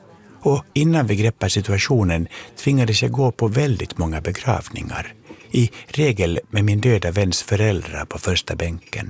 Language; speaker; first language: Swedish; native; Swedish